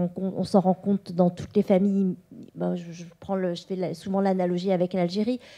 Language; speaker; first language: French; non-native, local second language; Vietnamese